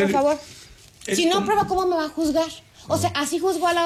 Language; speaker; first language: Spanish; native; Spanish